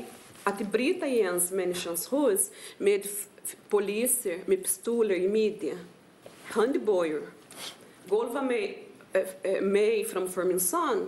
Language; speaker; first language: Swedish; non-native, fluent; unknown